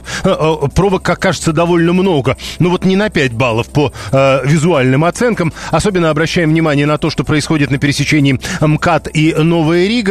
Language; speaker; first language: Russian; native; Russian